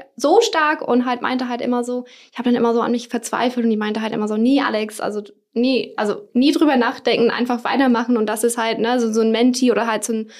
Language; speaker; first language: German; non-native, fluent; English